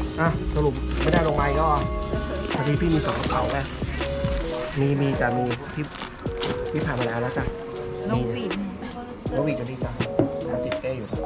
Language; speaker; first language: Thai; native; Thai